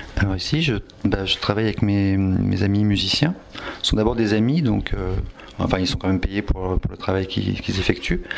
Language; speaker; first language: French; native; French